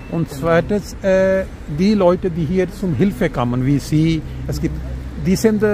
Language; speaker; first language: German; non-native, learner; Urdu